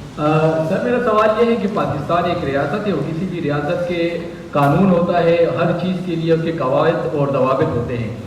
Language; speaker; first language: Urdu; non-native, local second language; Pashto